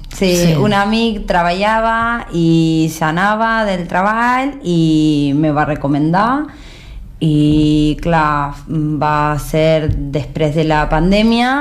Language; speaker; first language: Catalan; non-native, learner; Spanish